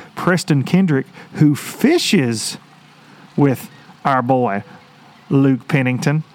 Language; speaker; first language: English; native; English